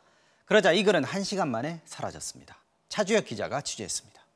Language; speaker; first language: Korean; native; Korean